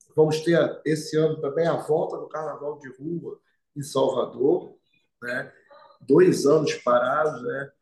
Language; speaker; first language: Portuguese; native; Portuguese